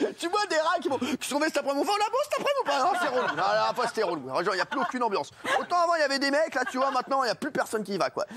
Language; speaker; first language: French; native; French